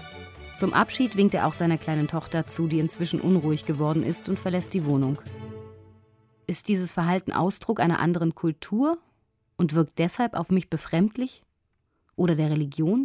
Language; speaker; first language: German; native; German